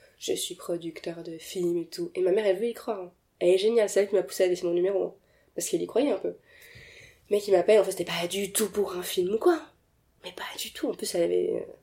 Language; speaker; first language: French; native; French